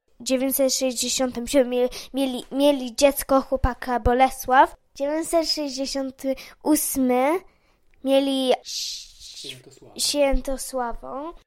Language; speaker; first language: Polish; early bilingual, heritage; Polish